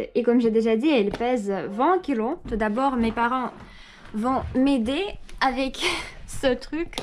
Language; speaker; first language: French; non-native, learner; Russian